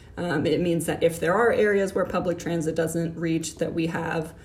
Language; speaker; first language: English; native; English